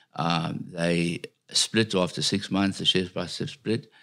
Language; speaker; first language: English; native; English